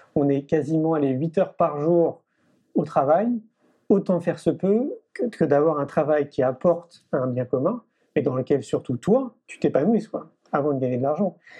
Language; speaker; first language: French; native; French